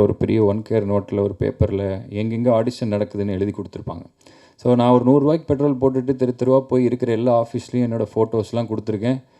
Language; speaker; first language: Tamil; native; Tamil